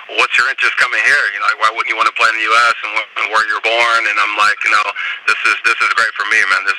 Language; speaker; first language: English; native; English